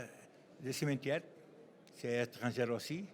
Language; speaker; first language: French; non-native, learner; Portuguese